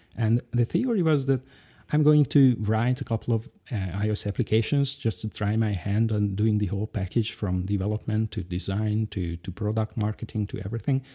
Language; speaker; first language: English; non-native, fluent; Hungarian